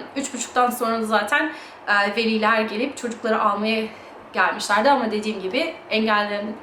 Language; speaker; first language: Turkish; early bilingual, heritage; English